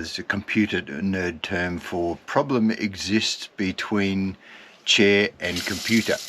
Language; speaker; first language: English; native; English